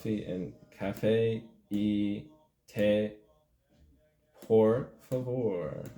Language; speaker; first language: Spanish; non-native, learner; English